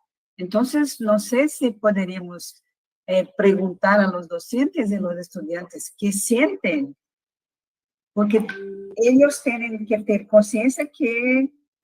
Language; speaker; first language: Spanish; non-native, fluent; Portuguese